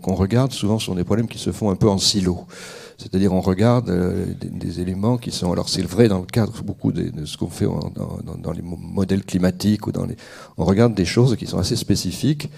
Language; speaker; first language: French; native; French